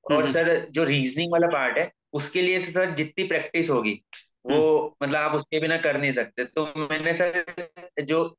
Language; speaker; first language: Hindi; native; Hindi